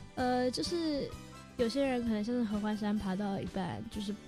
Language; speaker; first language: Chinese; non-native, local second language; English